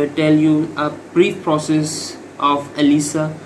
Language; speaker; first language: English; non-native, local second language; Urdu